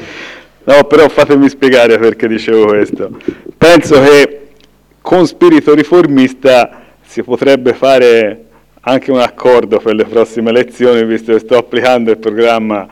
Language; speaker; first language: Italian; native; Italian